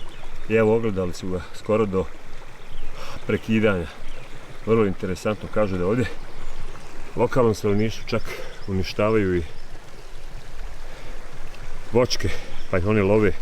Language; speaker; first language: Croatian; native; Croatian